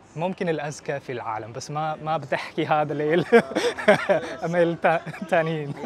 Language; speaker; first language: Arabic; non-native, learner; English